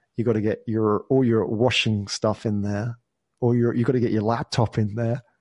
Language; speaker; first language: English; native; English